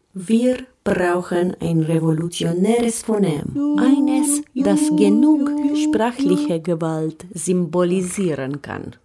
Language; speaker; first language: German; non-native, fluent; Romanian